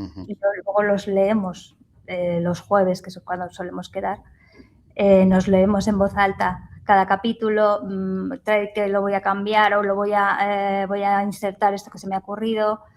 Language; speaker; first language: Spanish; native; Spanish